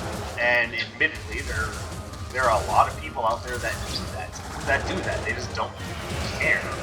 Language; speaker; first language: English; native; English